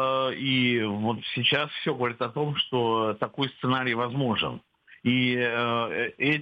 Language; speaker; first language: Russian; native; Russian